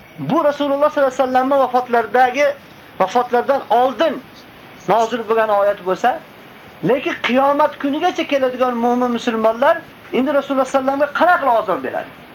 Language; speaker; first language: Uzbek; native; Uzbek